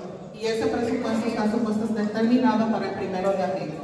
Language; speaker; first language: Spanish; early bilingual, heritage; Spanish